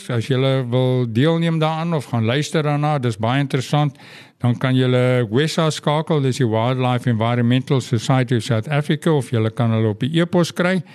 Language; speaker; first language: Afrikaans; non-native, local second language; English